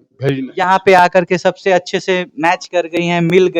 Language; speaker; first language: Hindi; native; Hindi